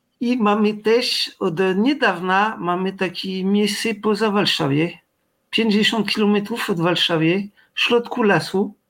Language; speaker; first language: Polish; non-native, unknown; French